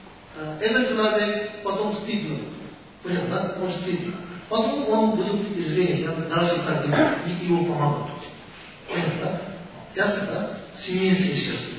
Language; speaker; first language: Russian; non-native, learner; Tibetan